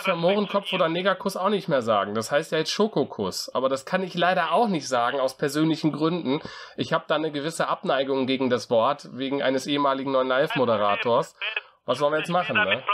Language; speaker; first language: German; native; German